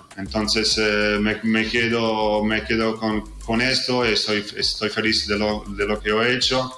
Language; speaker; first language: Spanish; non-native, fluent; Italian